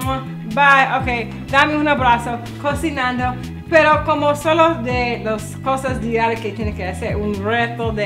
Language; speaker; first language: Spanish; non-native, learner; English